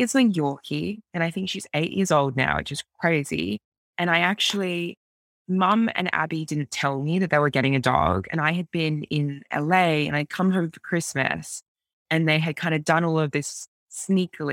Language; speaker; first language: English; native; English